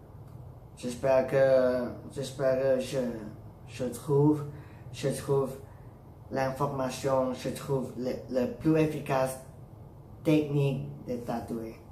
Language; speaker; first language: French; non-native, learner; Thai